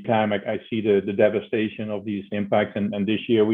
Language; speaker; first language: English; non-native, fluent; Dutch